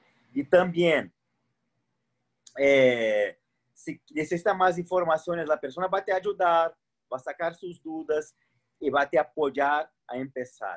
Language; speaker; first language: Spanish; non-native, fluent; Portuguese